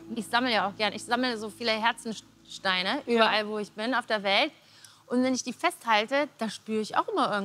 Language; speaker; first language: German; native; German